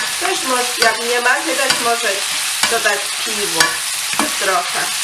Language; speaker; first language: Polish; non-native, learner; Chinese